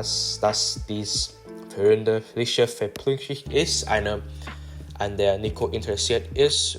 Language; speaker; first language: German; non-native, learner; English